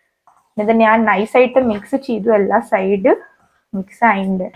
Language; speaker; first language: Malayalam; non-native, learner; Hindi